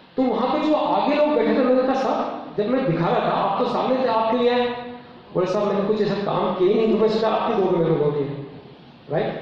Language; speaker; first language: Hindi; native; Hindi